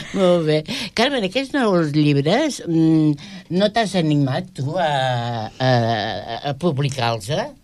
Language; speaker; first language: Catalan; native; Catalan